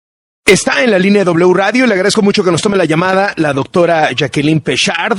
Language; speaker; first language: Spanish; native; Spanish